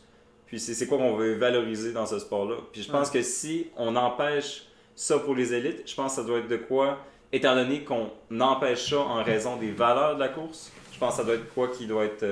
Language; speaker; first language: French; native; French